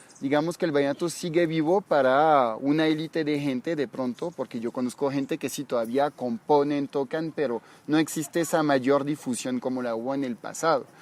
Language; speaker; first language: Spanish; non-native, fluent; French